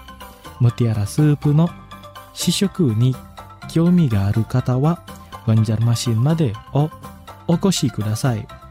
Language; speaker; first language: Japanese; non-native, fluent; Indonesian